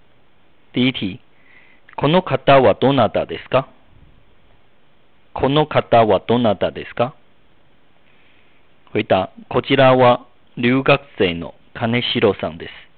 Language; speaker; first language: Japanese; non-native, fluent; Chinese